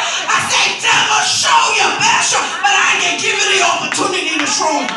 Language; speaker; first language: English; native; English